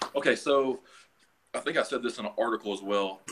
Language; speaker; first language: English; native; English